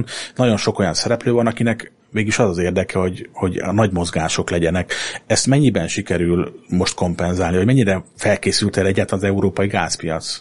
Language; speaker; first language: Hungarian; native; Hungarian